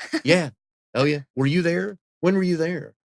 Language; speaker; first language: English; native; English